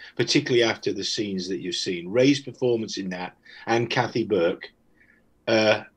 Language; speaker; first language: English; native; English